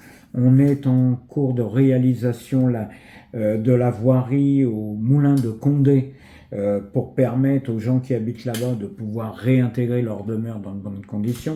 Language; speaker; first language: French; native; French